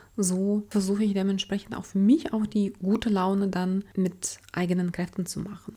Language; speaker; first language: German; non-native, fluent; Ukrainian